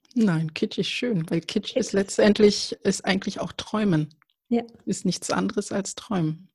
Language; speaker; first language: German; early bilingual, other home language; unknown